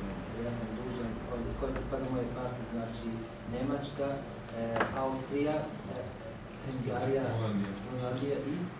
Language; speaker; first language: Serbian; non-native, learner; Arabic